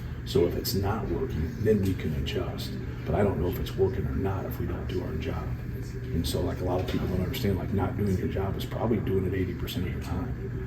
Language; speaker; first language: English; native; English